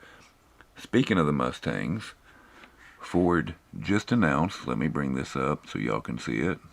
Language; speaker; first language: English; native; English